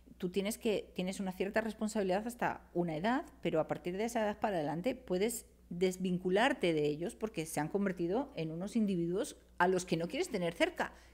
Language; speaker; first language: Spanish; native; Spanish